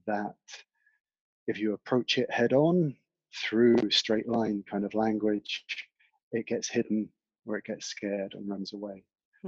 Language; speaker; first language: English; native; English